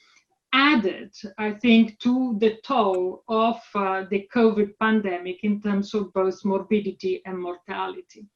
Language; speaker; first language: English; non-native, fluent; Italian